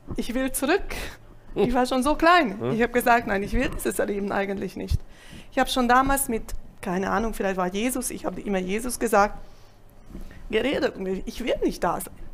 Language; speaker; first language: German; non-native, fluent; Italian